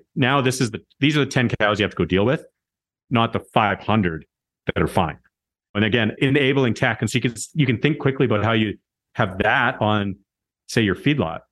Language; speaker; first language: English; native; English